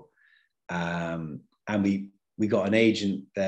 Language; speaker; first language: English; native; English